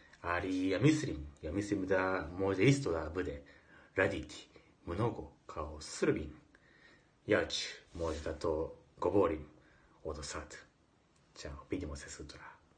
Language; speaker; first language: Serbian; non-native, learner; Japanese